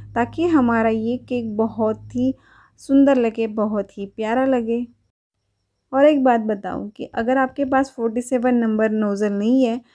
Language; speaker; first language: Hindi; non-native, local second language; Marathi